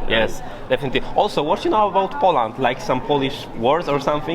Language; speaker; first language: English; non-native, fluent; Polish